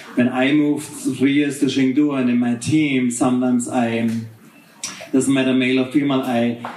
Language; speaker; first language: English; non-native, fluent; German